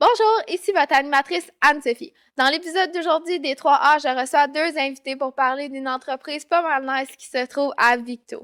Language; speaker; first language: French; native; French